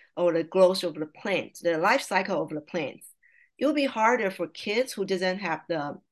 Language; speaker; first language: English; non-native, fluent; Chinese